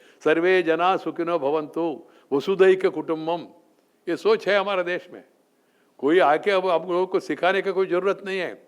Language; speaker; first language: Hindi; non-native, local second language; Telugu